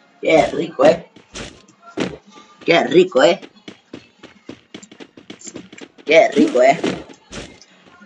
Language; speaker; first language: Spanish; native; Spanish